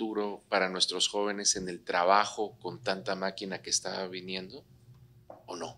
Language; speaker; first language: Spanish; native; Spanish